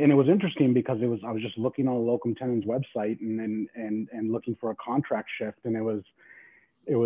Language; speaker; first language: English; native; English